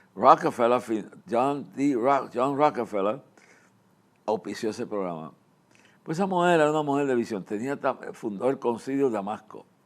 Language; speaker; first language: Spanish; non-native, fluent; English